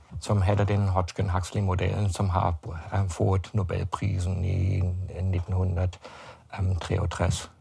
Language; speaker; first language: Danish; non-native, fluent; German